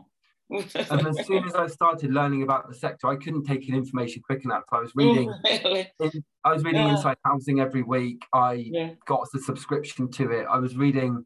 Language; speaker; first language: English; native; English